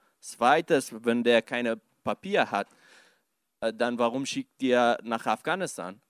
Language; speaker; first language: German; non-native, learner; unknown